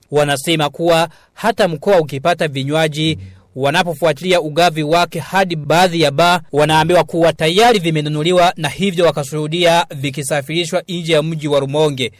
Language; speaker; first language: Swahili; non-native, local second language; Rundi